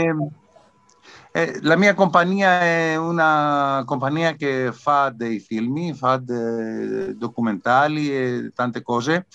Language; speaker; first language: Italian; non-native, learner; Greek